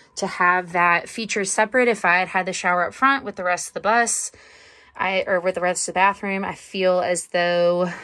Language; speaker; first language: English; native; English